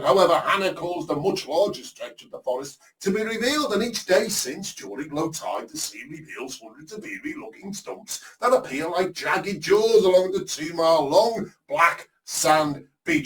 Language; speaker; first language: English; native; English